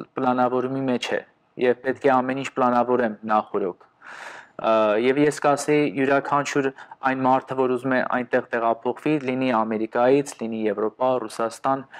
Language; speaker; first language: Armenian; early bilingual, heritage; Armenian